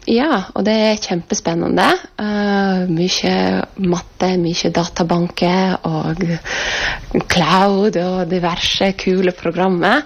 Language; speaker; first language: Norwegian; non-native, fluent; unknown